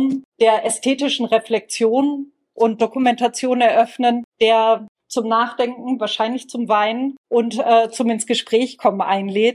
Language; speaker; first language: German; native; German